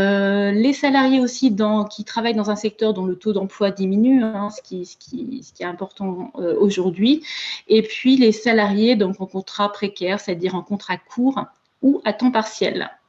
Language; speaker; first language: French; native; French